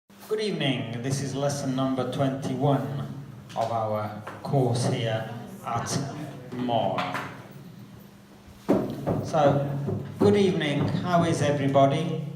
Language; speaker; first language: English; non-native, fluent; Italian